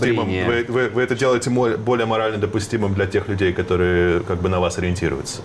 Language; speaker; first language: Russian; native; Russian